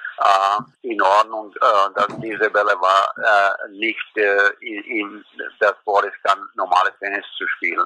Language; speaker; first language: German; non-native, fluent; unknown